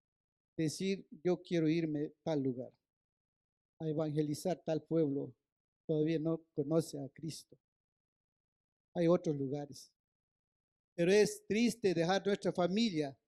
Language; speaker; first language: Spanish; non-native, local second language; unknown